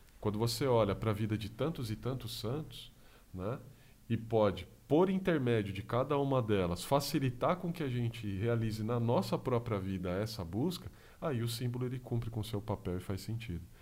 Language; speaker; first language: Portuguese; native; Portuguese